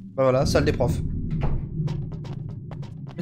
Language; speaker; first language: French; native; French